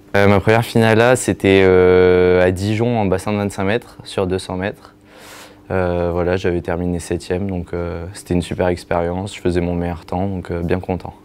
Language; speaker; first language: French; native; French